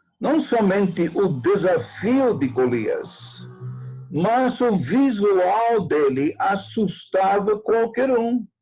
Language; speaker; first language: Portuguese; non-native, fluent; English